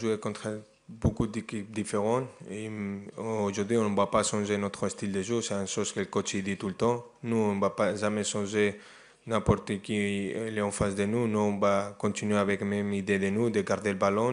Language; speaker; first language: French; non-native, fluent; Spanish